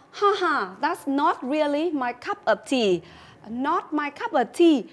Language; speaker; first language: English; non-native, fluent; Vietnamese